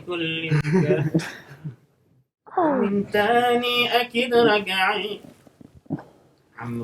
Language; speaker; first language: Arabic; non-native, fluent; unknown